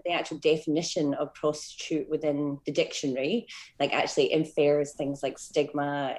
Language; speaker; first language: English; native; English